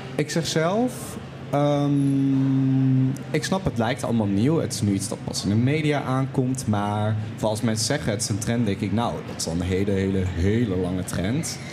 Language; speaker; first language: Dutch; native; Dutch